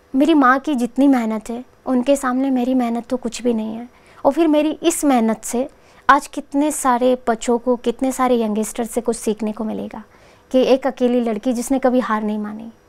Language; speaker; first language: Hindi; native; Hindi